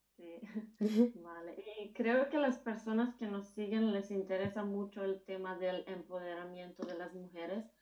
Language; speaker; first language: Spanish; non-native, fluent; Macedonian